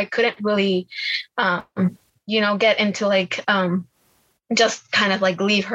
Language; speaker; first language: English; early bilingual, other home language; Spanish